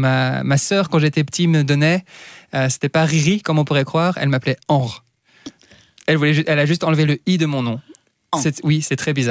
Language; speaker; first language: French; native; French